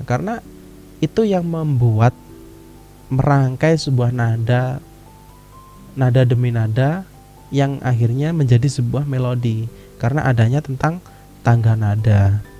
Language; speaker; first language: Indonesian; native; Indonesian